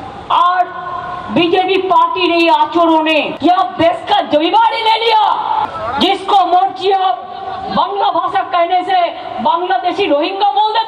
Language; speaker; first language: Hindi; non-native, local second language; Bangla